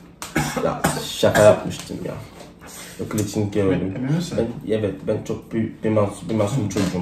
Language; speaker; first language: Turkish; non-native, fluent; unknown